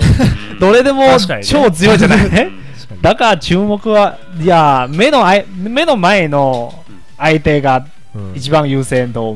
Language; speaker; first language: Japanese; non-native, learner; Chinese